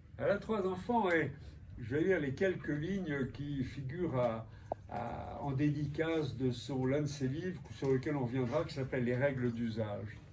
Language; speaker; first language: French; native; French